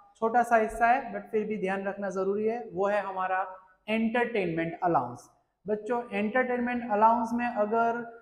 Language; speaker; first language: Hindi; non-native, local second language; Gujarati